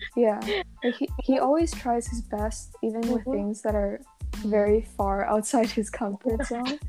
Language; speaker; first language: English; non-native, local second language; Cantonese